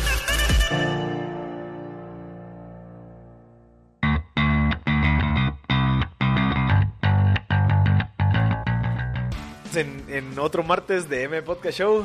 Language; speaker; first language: Spanish; native; Spanish